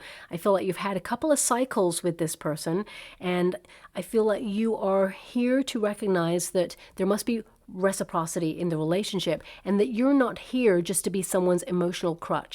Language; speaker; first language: English; native; English